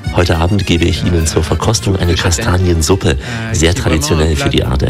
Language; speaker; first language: German; native; German